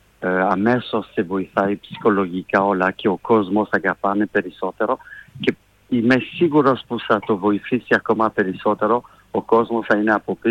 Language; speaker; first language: Greek; non-native, fluent; French